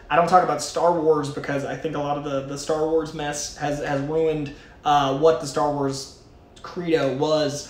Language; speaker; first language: English; native; English